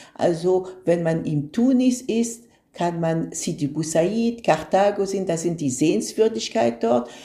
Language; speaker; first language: German; non-native, fluent; Arabic